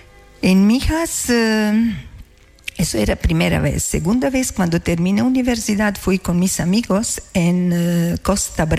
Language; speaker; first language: Spanish; non-native, learner; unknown